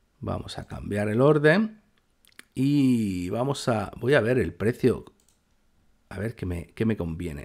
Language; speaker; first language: Spanish; native; Spanish